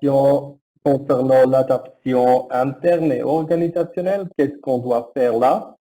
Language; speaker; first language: French; non-native, learner; German